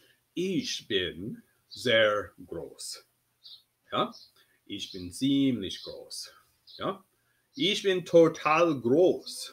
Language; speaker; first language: German; non-native, fluent; English